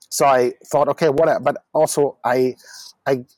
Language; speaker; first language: English; non-native, fluent; German